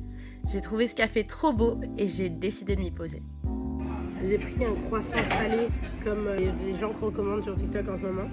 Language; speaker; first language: French; native; French